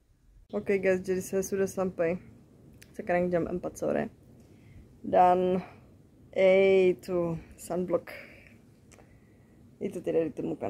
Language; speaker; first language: Indonesian; non-native, fluent; Czech